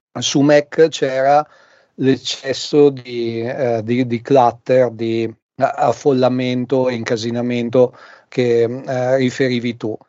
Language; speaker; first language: Italian; native; Italian